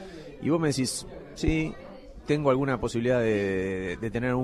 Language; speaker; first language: Spanish; native; Spanish